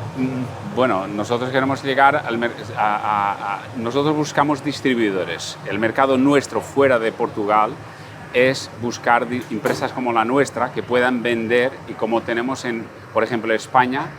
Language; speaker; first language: Spanish; non-native, fluent; Portuguese